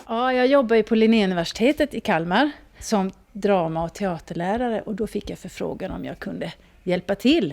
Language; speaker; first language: Swedish; native; Swedish